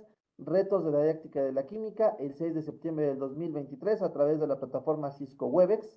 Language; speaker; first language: Spanish; native; Spanish